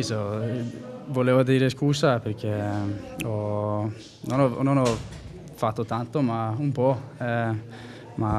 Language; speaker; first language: Italian; non-native, learner; Icelandic